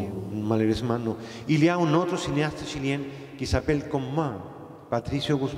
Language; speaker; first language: French; non-native, fluent; Spanish